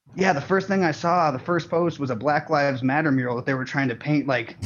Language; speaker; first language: English; native; English